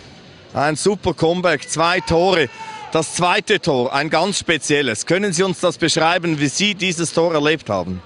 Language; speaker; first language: German; native; German